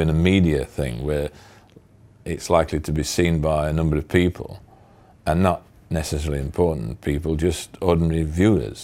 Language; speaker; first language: English; native; English